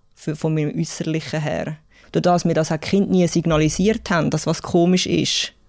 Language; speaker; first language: German; native; German